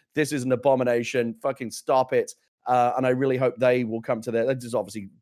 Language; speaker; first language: English; native; English